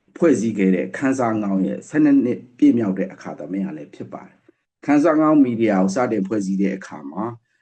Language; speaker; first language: Burmese; non-native, local second language; Pa'o Karen